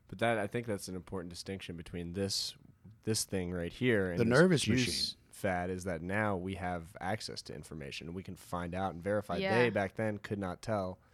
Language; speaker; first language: English; native; English